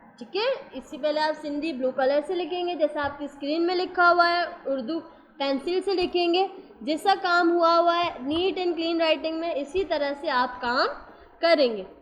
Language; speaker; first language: Urdu; native; Urdu